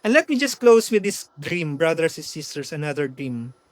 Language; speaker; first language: English; non-native, local second language; Filipino